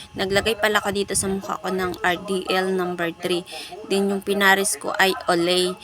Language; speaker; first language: Filipino; non-native, local second language; Cebuano